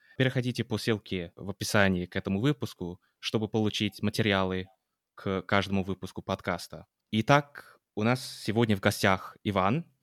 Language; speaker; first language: Russian; non-native, fluent; English